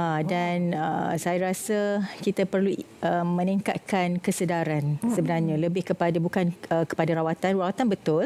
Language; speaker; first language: Malay; native; Malay